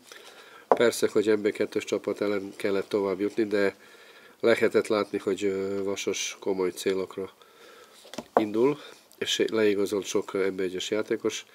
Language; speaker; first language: Hungarian; non-native, fluent; Serbian